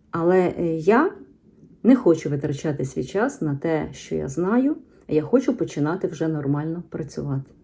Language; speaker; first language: Ukrainian; native; Ukrainian